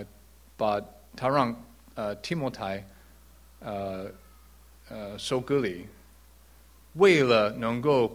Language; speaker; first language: Chinese; early bilingual, heritage; English